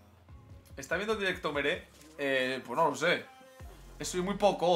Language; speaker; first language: Spanish; native; Spanish